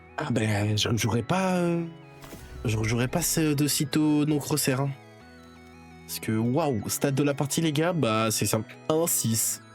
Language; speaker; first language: French; native; French